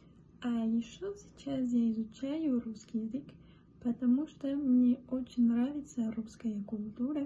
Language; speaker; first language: Russian; non-native, learner; Spanish